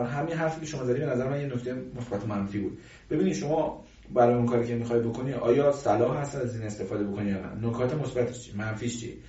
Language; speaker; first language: Persian; native; Persian